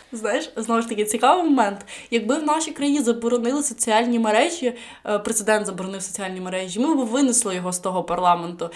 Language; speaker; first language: Ukrainian; non-native, local second language; Russian